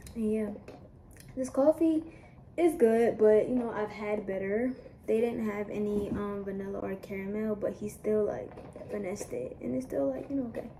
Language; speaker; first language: English; native; English